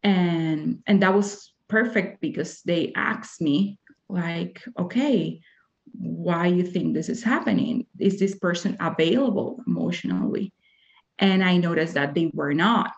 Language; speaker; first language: English; non-native, fluent; Spanish